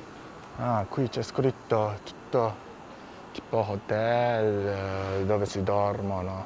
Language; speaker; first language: Italian; non-native, fluent; Japanese